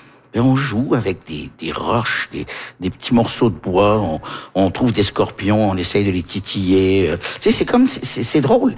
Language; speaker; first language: French; early bilingual, heritage; French